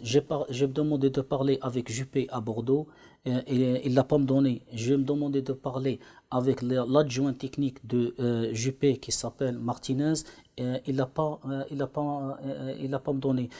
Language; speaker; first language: French; non-native, learner; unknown